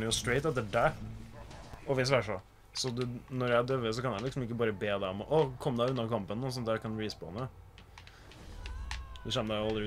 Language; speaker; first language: Norwegian; native; Norwegian